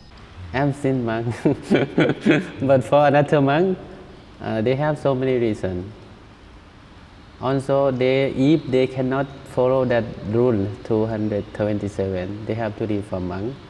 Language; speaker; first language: English; non-native, learner; Thai